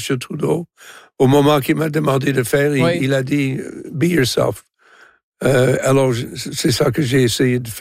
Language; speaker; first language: French; non-native, local second language; English